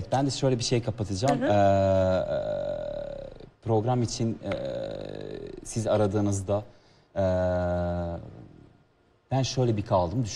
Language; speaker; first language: Turkish; non-native, fluent; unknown